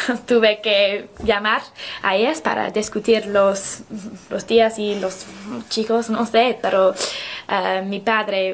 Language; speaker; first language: Spanish; non-native, learner; English